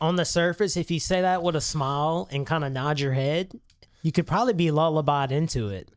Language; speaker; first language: English; native; English